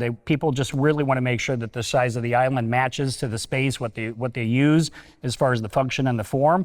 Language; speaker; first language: English; native; English